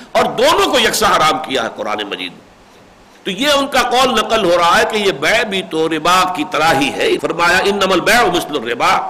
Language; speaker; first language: Urdu; native; Urdu